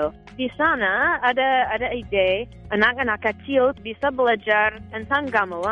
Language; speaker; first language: Indonesian; non-native, fluent; English